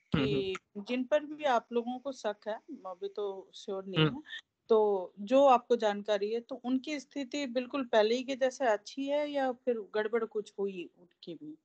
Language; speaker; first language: Hindi; native; Hindi